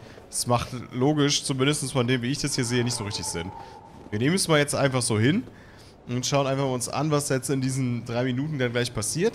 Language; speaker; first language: German; native; German